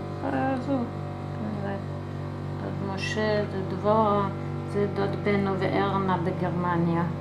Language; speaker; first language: Hebrew; early bilingual, other home language; German